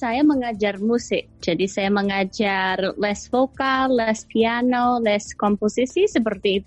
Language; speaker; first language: Indonesian; non-native, fluent; English